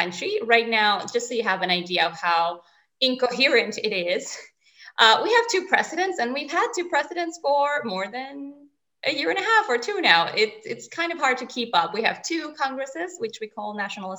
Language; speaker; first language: English; non-native, fluent; Spanish